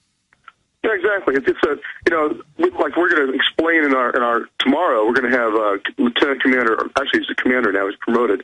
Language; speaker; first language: English; native; English